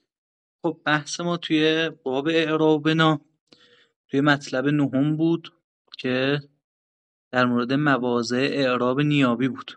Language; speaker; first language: Persian; native; Persian